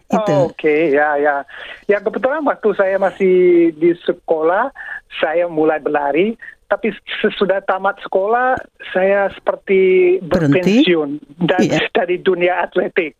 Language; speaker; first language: Indonesian; non-native, fluent; English